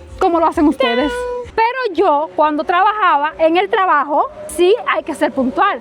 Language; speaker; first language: Spanish; native; Spanish